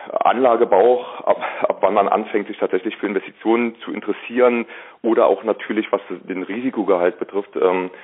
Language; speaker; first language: German; native; German